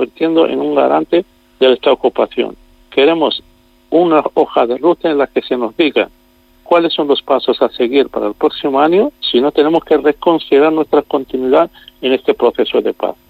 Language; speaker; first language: Spanish; non-native, local second language; Arabic